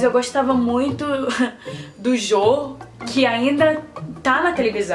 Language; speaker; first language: Portuguese; early bilingual, heritage; Portuguese